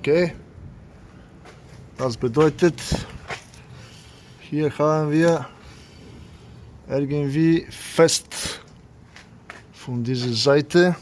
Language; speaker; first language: German; non-native, learner; Bulgarian